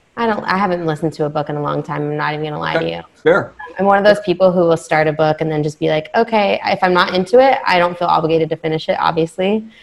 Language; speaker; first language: English; native; English